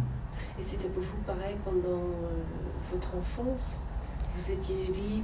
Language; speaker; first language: French; non-native, fluent; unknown